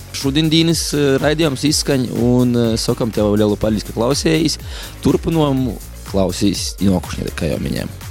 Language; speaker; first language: Latvian; native; Latvian